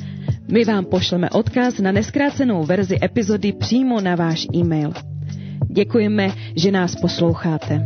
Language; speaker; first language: Czech; native; Czech